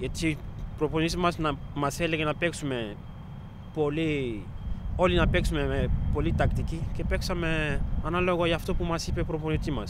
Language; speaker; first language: Greek; non-native, learner; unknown